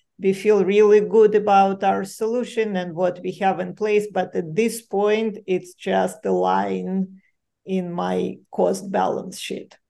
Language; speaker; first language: English; non-native, fluent; Ukrainian